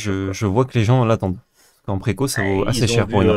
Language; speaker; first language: French; native; French